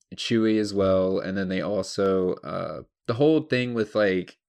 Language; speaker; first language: English; native; English